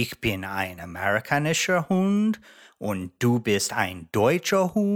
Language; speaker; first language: German; non-native, learner; English